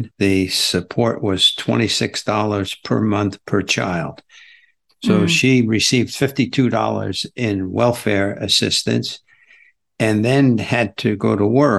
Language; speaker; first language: English; native; English